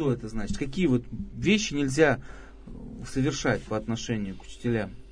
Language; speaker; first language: Russian; native; Russian